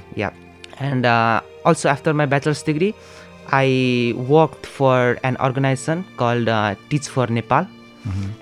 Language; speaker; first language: English; non-native, local second language; Nepali